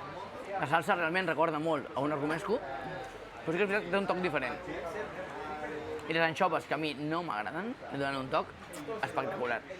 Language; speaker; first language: Catalan; native; Catalan